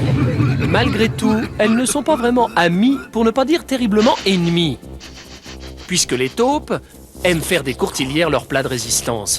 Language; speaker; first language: French; native; French